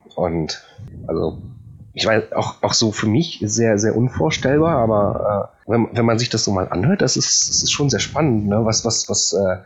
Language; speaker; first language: German; early bilingual, other home language; Polish